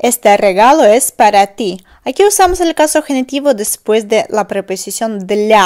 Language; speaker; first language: Spanish; non-native, fluent; Russian